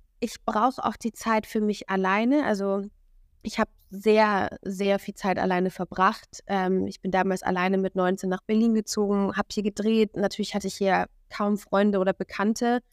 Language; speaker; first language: German; native; German